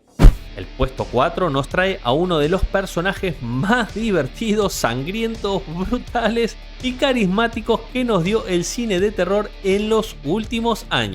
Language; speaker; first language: Spanish; native; Spanish